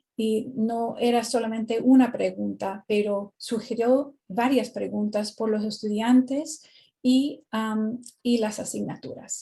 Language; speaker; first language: Spanish; non-native, fluent; English